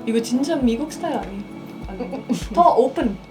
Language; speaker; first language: Korean; non-native, learner; Indonesian